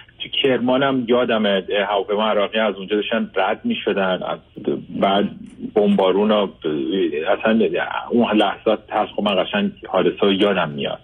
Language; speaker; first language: Persian; early bilingual, heritage; Persian